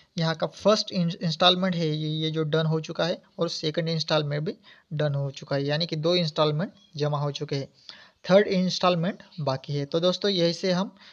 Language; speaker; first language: Hindi; non-native, local second language; Marathi